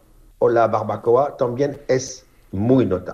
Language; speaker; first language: Spanish; non-native, fluent; French